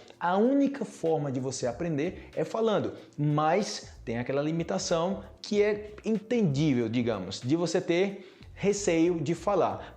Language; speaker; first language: Portuguese; native; Portuguese